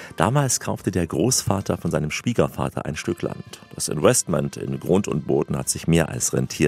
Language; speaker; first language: German; native; German